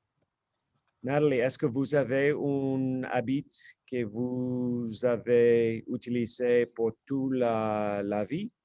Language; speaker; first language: French; non-native, learner; English